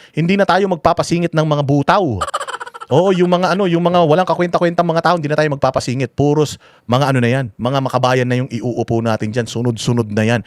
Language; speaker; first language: Filipino; native; Filipino